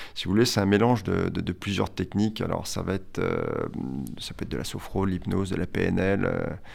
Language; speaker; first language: French; native; French